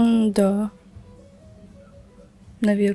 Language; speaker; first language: Russian; non-native, local second language; Turkmen